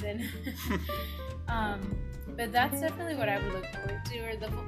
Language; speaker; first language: English; native; English